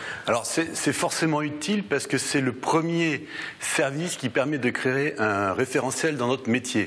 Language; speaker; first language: French; native; French